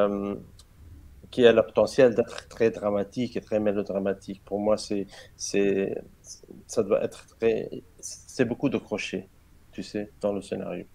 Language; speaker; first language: French; non-native, learner; Arabic